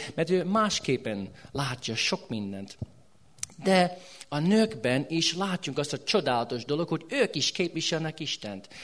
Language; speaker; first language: Hungarian; non-native, fluent; English